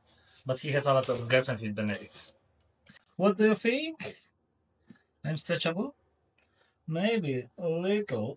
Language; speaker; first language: English; non-native, learner; Polish